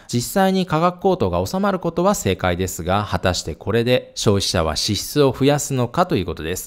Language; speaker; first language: Japanese; native; Japanese